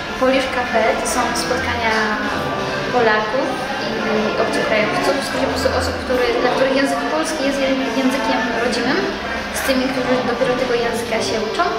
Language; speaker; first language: Polish; native; Polish